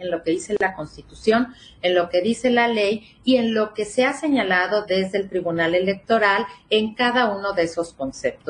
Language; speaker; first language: Spanish; native; Spanish